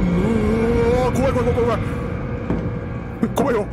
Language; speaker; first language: Japanese; native; Japanese